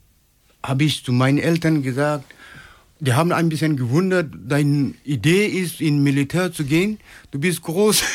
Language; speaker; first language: German; non-native, learner; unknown